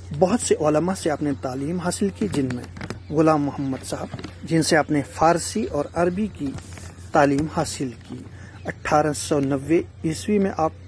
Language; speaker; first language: Urdu; native; Urdu